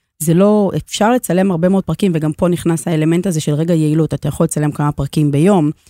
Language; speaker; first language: Hebrew; native; Hebrew